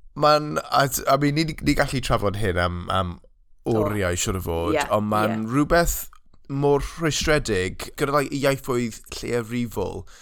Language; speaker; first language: Welsh; non-native, local second language; English